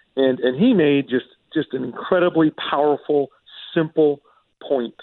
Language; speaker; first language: English; native; English